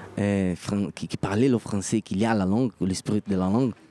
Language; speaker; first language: French; non-native, learner; Portuguese